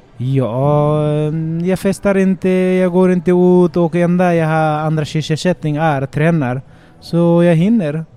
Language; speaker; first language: Swedish; non-native, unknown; Nepali